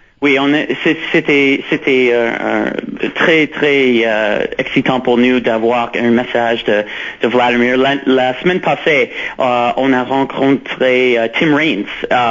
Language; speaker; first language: French; non-native, local second language; English